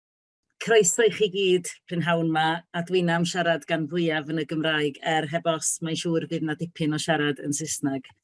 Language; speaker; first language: Welsh; native; Welsh